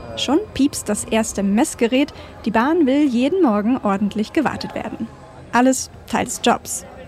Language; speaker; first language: German; native; German